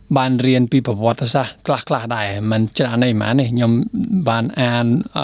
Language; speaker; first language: Khmer; non-native, fluent; Spanish